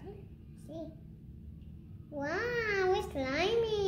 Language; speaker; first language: Spanish; early bilingual, heritage; English